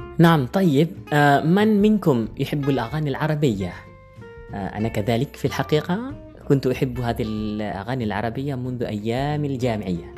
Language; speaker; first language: Arabic; non-native, fluent; Malay